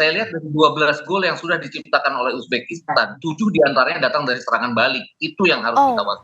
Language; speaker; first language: Indonesian; native; Indonesian